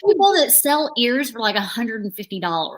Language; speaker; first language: English; native; English